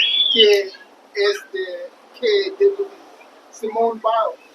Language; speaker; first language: Spanish; non-native, learner; English